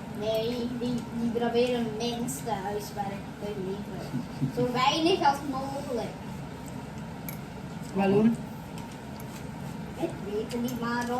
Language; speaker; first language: Dutch; non-native, learner; Thai